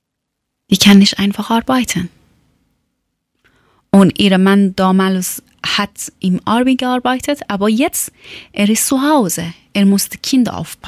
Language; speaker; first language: German; non-native, learner; Persian